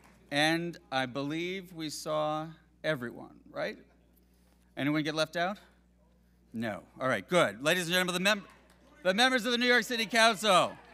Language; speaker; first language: English; native; English